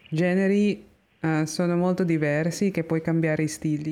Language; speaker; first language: Italian; non-native, learner; Filipino